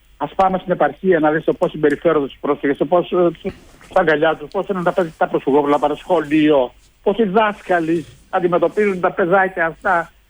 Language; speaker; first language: Greek; early bilingual, heritage; Greek